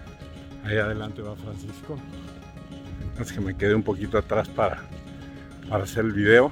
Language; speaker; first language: Spanish; native; Spanish